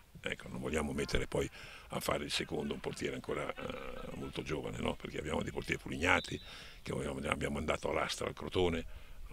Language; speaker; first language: Italian; native; Italian